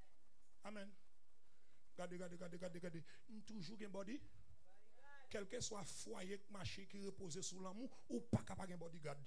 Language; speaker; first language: French; non-native, local second language; Haitian Creole